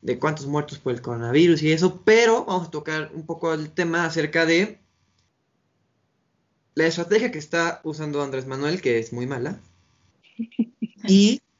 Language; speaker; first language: Spanish; native; Spanish